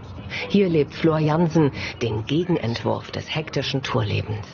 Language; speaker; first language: German; native; German